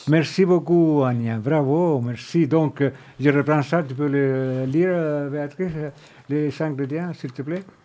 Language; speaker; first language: French; non-native, fluent; Spanish